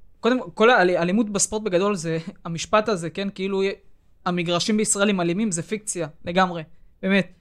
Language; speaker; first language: Hebrew; native; Hebrew